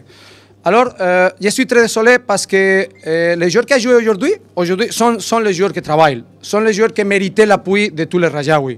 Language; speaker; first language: French; non-native, learner; Spanish